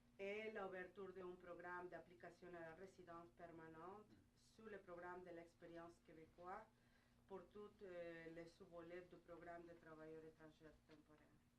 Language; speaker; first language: French; non-native, fluent; Spanish